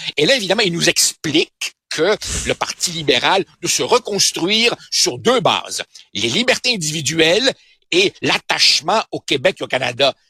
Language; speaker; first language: French; early bilingual, other home language; Spanish